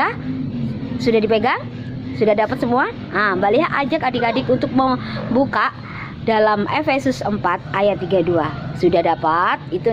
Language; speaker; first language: Indonesian; non-native, local second language; Javanese